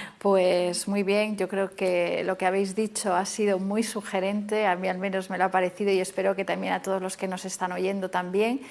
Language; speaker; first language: Spanish; native; Spanish